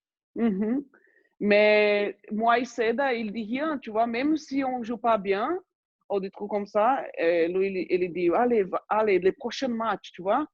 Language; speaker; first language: French; non-native, fluent; Portuguese